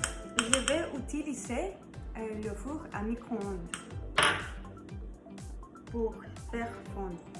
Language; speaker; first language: French; non-native, learner; Spanish